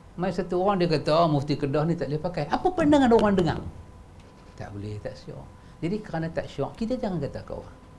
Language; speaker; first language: Malay; native; Malay